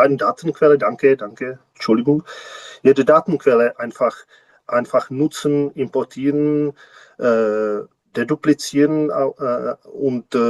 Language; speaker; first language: German; non-native, learner; Czech